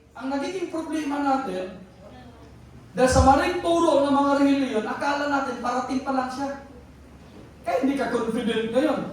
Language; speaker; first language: Filipino; non-native, local second language; Cebuano